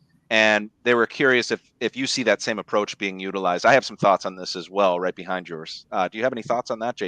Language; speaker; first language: English; native; English